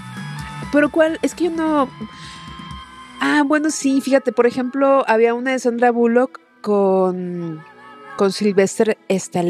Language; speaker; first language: Spanish; native; Spanish